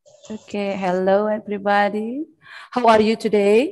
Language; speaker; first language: English; non-native, fluent; Indonesian